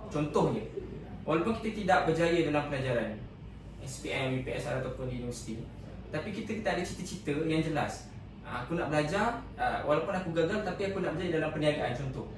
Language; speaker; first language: Malay; native; Malay